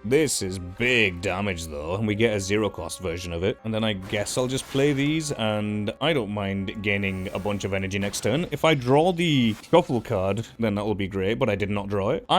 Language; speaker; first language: English; native; English